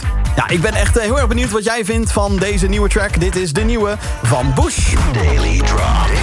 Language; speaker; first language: Dutch; native; Dutch